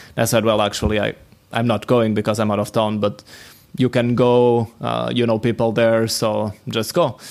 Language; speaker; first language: English; non-native, fluent; Portuguese